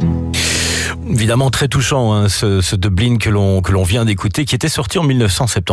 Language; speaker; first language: French; native; French